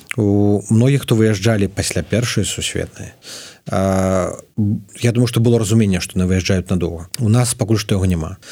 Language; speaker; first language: Belarusian; native; Belarusian